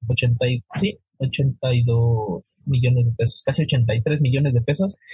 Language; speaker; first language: Spanish; native; Spanish